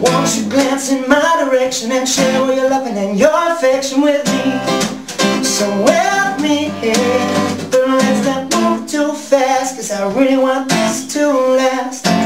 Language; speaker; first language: English; native; English